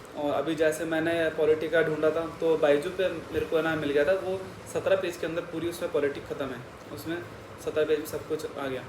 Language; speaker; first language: Hindi; native; Hindi